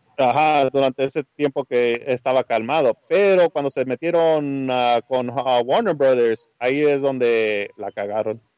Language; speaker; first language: Spanish; early bilingual, heritage; Spanish